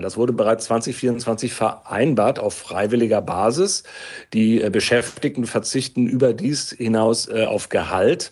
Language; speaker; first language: German; native; German